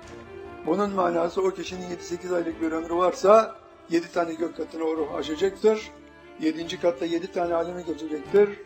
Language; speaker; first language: Turkish; native; Turkish